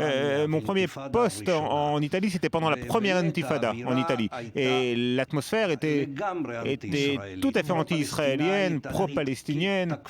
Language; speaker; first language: French; non-native, fluent; Hebrew